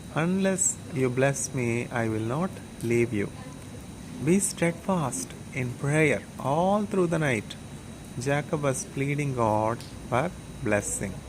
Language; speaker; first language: English; non-native, local second language; Telugu